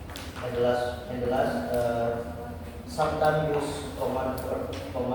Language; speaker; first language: English; non-native, learner; Indonesian